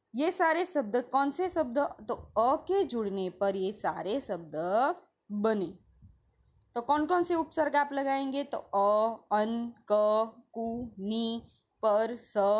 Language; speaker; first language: Hindi; non-native, local second language; Gujarati